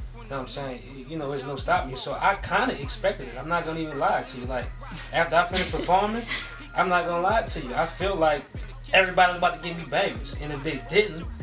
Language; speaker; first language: English; native; English